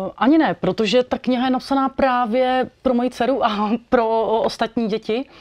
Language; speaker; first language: Czech; native; Czech